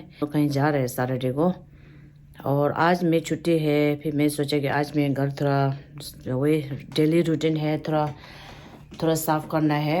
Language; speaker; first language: Hindi; non-native, local second language; Tibetan